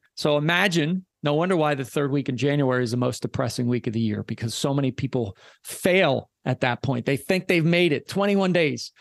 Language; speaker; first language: English; native; English